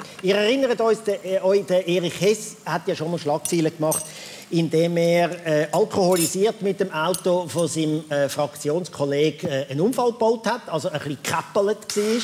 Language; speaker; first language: German; native; German